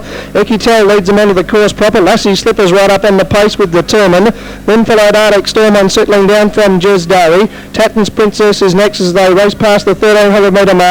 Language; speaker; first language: English; native; English